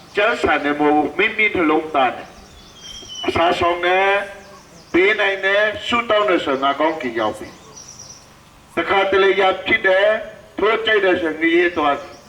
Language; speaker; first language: Burmese; non-native, local second language; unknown